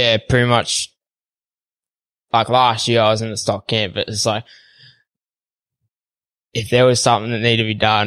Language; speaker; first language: English; native; English